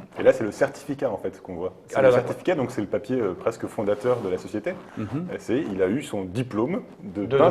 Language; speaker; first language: French; native; French